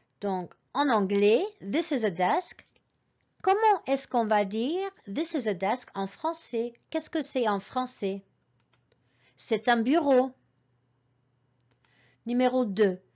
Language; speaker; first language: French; non-native, fluent; English